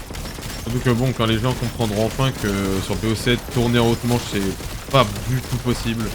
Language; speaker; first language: French; native; French